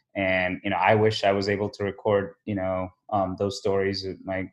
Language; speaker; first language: English; early bilingual, other home language; Somali